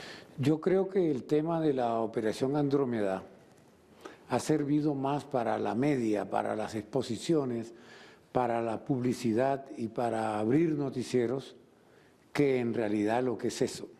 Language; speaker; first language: Spanish; native; Spanish